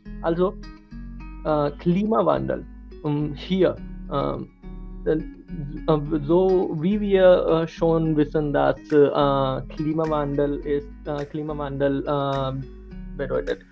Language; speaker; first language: German; non-native, learner; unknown